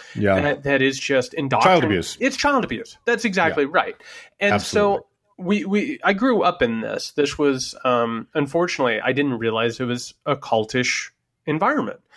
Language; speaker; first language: English; native; English